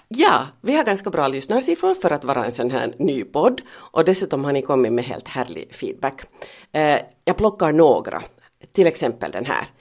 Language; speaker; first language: Swedish; non-native, local second language; Finnish